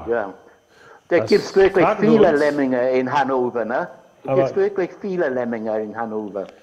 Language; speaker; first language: German; non-native, fluent; English